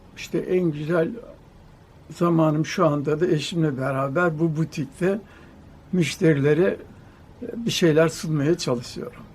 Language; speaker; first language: Turkish; native; Turkish